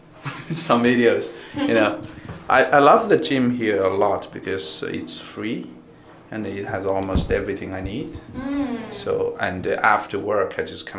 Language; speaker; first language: English; non-native, fluent; Chinese